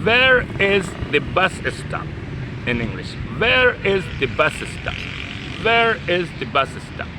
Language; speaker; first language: English; non-native, fluent; Urdu